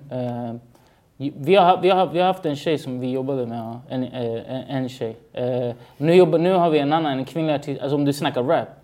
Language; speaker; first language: Swedish; early bilingual, other home language; Spanish